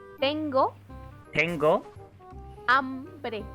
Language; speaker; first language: Spanish; non-native, learner; Turkish